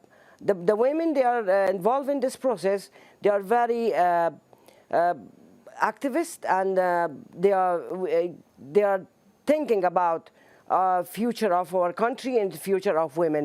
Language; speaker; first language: English; non-native, learner; Persian